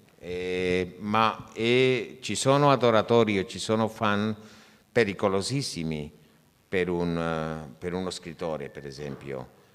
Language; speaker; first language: Italian; non-native, fluent; Spanish